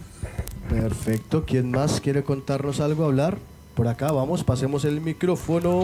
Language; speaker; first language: Spanish; native; Spanish